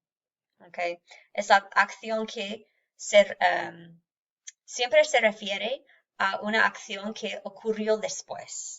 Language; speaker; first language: Spanish; non-native, fluent; English